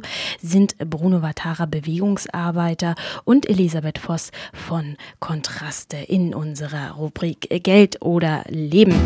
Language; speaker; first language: German; native; German